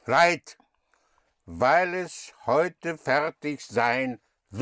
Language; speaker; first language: German; non-native, fluent; English